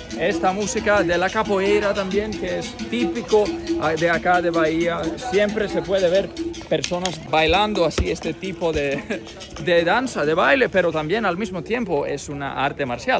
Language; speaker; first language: Spanish; non-native, fluent; Portuguese